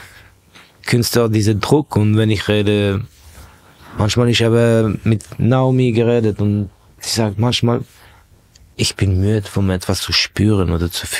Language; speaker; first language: German; non-native, fluent; Estonian